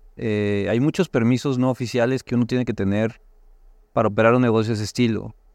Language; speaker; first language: Spanish; native; Spanish